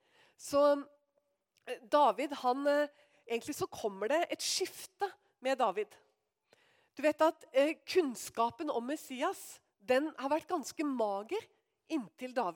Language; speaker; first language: Norwegian; native; Norwegian